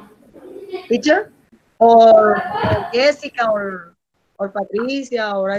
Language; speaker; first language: English; non-native, learner; Spanish